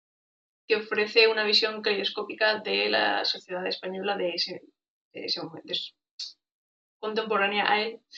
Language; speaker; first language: Spanish; native; Spanish